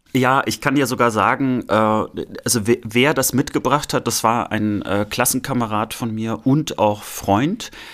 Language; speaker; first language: German; native; German